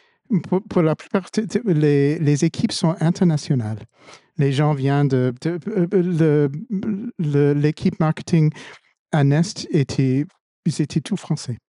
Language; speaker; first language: French; non-native, fluent; English